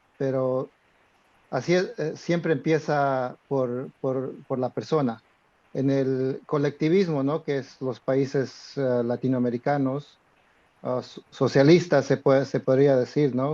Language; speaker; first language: Spanish; non-native, fluent; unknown